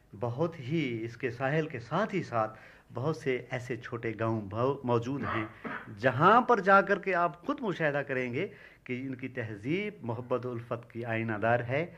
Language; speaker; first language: Urdu; non-native, local second language; Saraiki